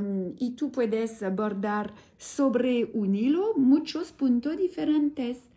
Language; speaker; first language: Spanish; non-native, learner; French